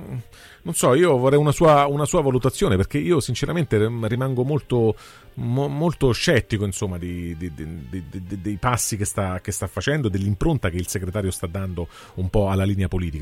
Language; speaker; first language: Italian; native; Italian